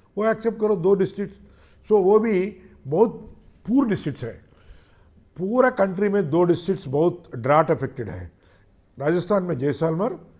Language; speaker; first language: Hindi; non-native, local second language; Telugu